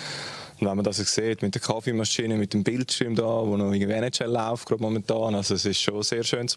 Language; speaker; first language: German; native; German